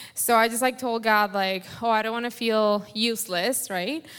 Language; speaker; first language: English; non-native, fluent; Spanish